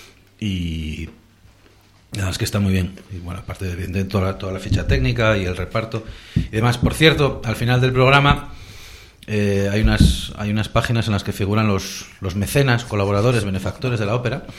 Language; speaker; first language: Spanish; native; Spanish